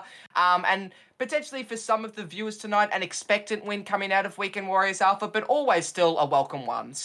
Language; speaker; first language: English; native; English